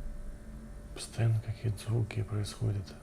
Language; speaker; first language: Russian; native; Russian